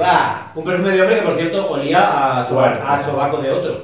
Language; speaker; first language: Spanish; native; Spanish